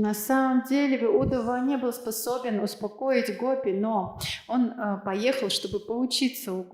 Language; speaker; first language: Russian; native; Russian